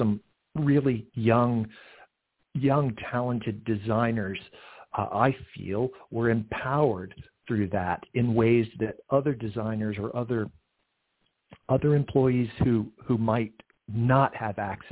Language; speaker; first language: English; native; English